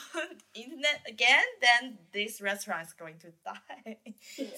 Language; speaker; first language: English; non-native, learner; Chinese